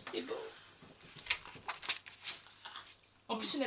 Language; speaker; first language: French; native; French